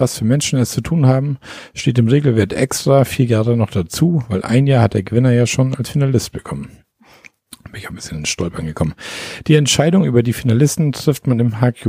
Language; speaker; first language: German; native; German